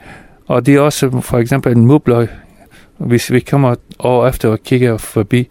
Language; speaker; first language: Danish; non-native, fluent; Persian